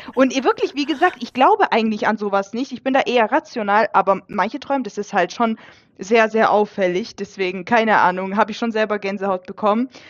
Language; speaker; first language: German; early bilingual, other home language; Russian